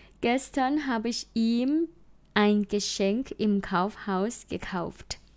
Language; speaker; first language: German; non-native, fluent; Thai